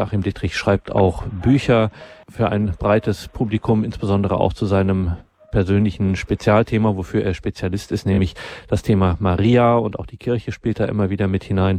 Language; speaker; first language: German; native; German